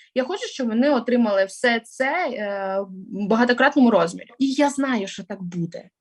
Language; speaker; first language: Ukrainian; non-native, local second language; Russian